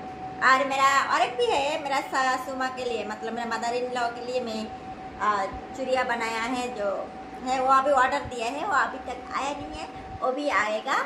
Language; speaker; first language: Hindi; non-native, local second language; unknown